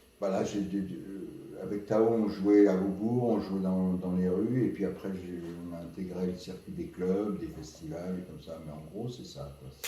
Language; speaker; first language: French; native; French